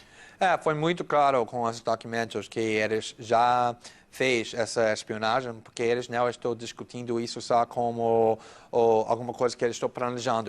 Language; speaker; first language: Portuguese; non-native, fluent; English